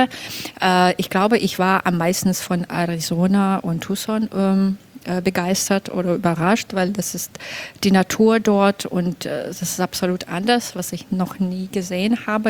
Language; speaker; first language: German; non-native, fluent; Belarusian